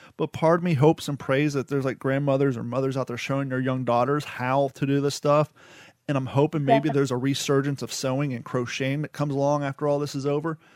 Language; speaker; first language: English; native; English